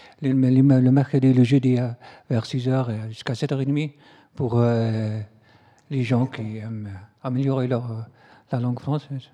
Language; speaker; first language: French; non-native, learner; Arabic